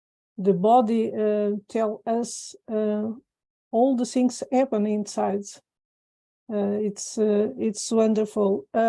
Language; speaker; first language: English; non-native, fluent; Portuguese